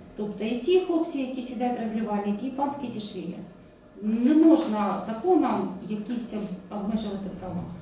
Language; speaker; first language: Ukrainian; non-native, local second language; Russian